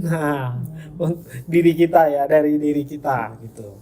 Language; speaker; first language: Indonesian; native; Indonesian